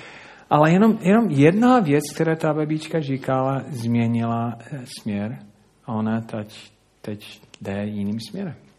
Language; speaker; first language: Czech; non-native, fluent; English